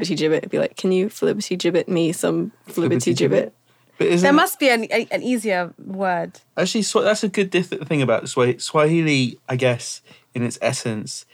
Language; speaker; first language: English; non-native, local second language; Swahili